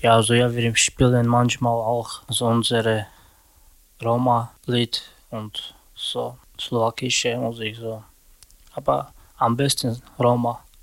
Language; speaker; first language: German; non-native, learner; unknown